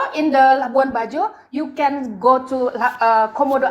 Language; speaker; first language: English; non-native, learner; Indonesian